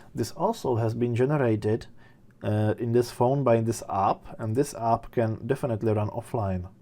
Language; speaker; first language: English; non-native, fluent; Czech